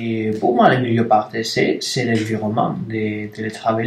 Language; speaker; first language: French; non-native, learner; Spanish